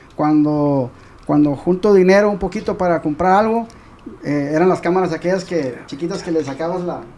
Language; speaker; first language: Spanish; native; Spanish